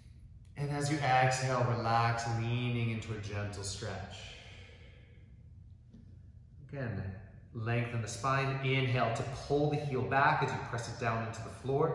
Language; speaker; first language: English; native; English